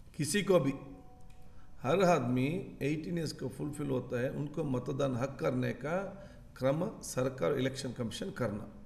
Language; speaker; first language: Hindi; non-native, local second language; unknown